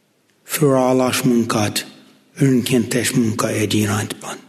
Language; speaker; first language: Hungarian; non-native, fluent; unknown